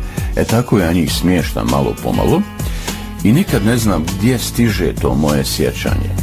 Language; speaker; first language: Bosnian; native; Bosnian